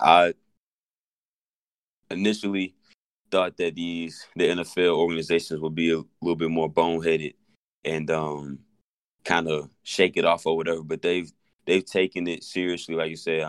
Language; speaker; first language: English; native; English